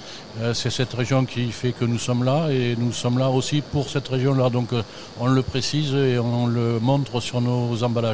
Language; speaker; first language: French; native; French